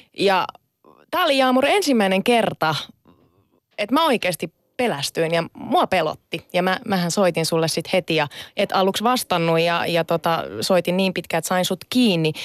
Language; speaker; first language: Finnish; early bilingual, other home language; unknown